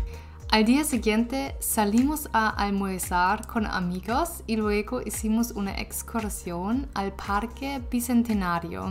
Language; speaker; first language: Spanish; non-native, learner; German